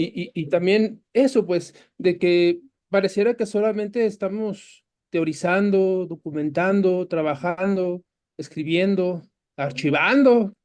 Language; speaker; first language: Spanish; native; Spanish